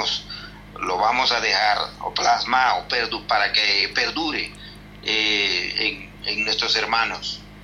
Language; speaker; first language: Spanish; non-native, local second language; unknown